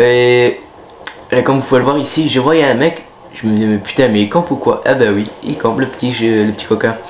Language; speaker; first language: French; native; French